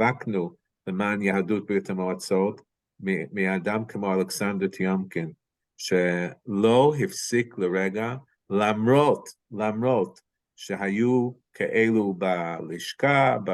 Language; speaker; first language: Hebrew; non-native, fluent; English